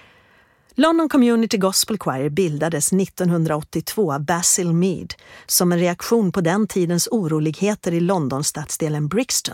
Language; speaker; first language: Swedish; native; Swedish